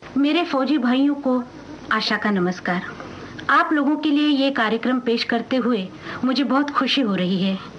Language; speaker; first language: Hindi; non-native, local second language; Marathi